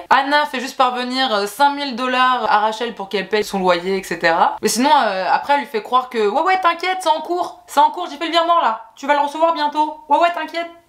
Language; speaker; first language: French; native; French